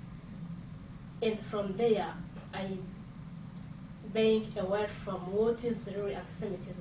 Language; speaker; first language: English; non-native, local second language; Kinyarwanda